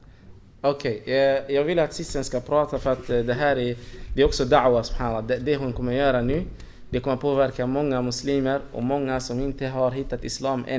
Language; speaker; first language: Swedish; non-native, fluent; Arabic